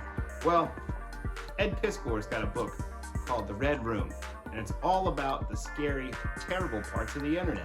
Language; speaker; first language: English; native; English